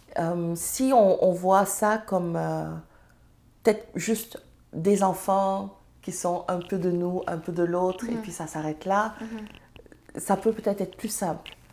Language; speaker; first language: French; non-native, local second language; Serer